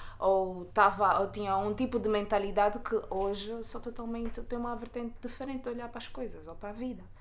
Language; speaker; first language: Portuguese; native; Portuguese